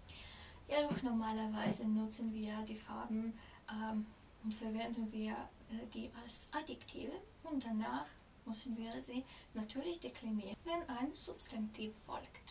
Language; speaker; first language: German; non-native, fluent; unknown